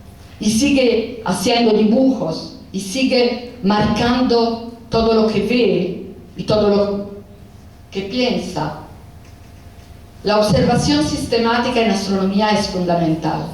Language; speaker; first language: Spanish; non-native, fluent; Italian